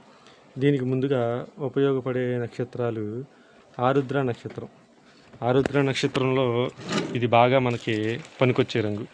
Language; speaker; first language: Telugu; native; Telugu